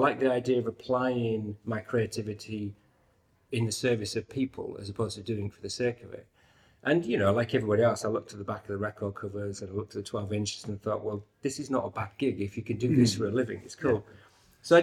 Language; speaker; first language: English; native; English